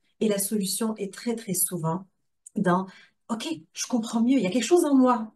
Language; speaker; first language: French; non-native, local second language; Arabic